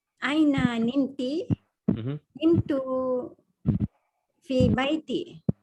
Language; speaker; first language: Arabic; non-native, learner; Malay